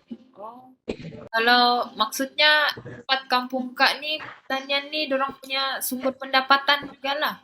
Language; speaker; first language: Malay; native; Malay